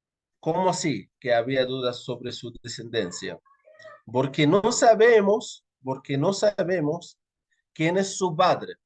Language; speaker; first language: Spanish; non-native, fluent; Arabic